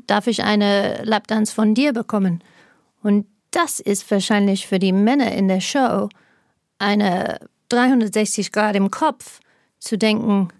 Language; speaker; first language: German; non-native, fluent; English